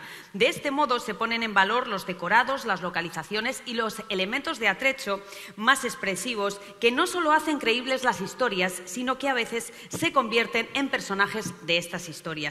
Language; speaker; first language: Spanish; native; Spanish